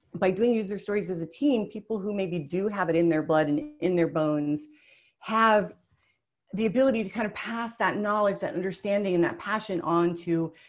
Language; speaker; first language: English; native; English